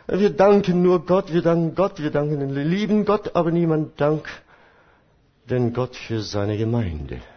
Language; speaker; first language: German; non-native, fluent; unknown